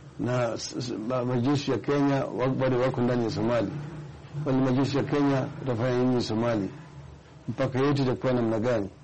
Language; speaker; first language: Swahili; non-native, local second language; Luo (Kenya and Tanzania)